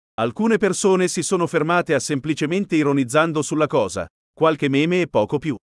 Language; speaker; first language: Italian; native; Italian